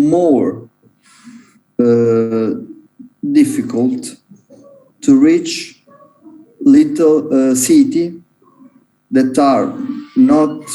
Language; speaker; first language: English; non-native, learner; Italian